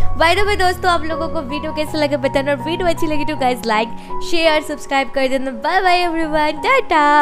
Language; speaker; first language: Hindi; non-native, local second language; Bangla